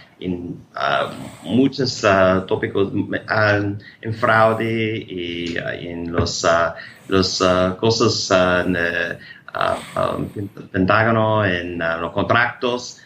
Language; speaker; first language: Spanish; non-native, learner; English